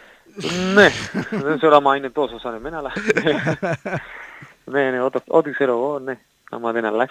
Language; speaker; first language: Greek; non-native, fluent; Spanish